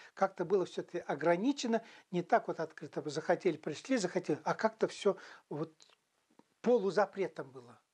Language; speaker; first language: Russian; non-native, local second language; Chuvash